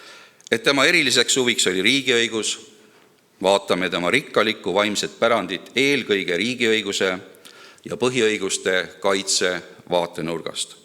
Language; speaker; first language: Estonian; native; Estonian